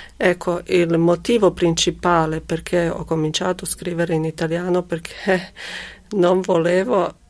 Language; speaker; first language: Italian; non-native, fluent; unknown